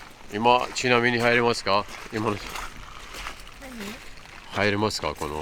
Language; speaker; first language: Japanese; non-native, fluent; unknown